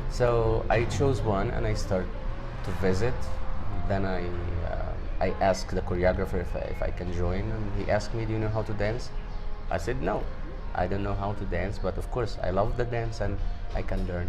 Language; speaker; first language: English; non-native, fluent; Arabic